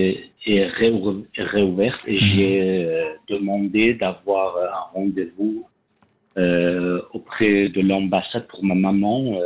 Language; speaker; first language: French; non-native, fluent; Persian